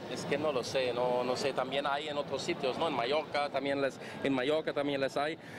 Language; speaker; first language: Spanish; non-native, fluent; German